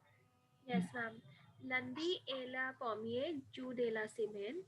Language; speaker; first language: French; non-native, learner; Hindi